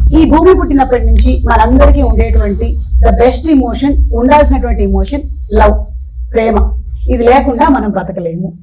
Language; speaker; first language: Telugu; non-native, local second language; Malayalam